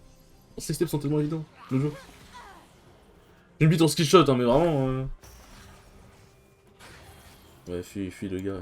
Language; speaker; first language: French; native; French